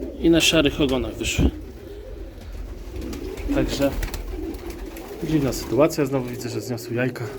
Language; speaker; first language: Polish; native; Polish